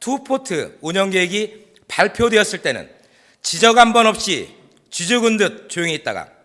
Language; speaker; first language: Korean; native; Korean